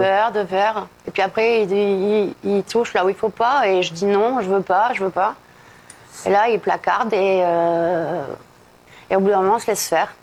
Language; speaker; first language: French; native; French